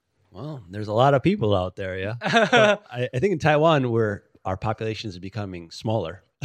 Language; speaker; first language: English; native; English